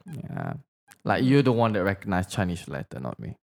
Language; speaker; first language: English; non-native, fluent; Indonesian